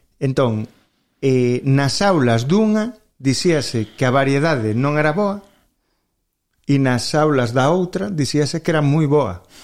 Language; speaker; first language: Galician; native; Galician